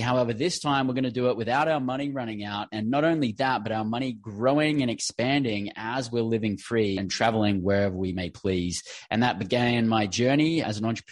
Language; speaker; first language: English; native; English